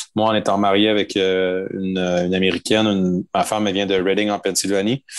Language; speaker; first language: French; native; French